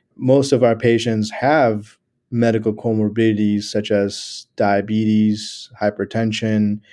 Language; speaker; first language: English; non-native, local second language; Gujarati